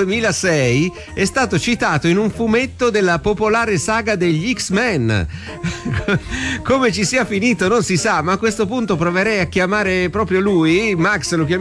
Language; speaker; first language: Italian; native; Italian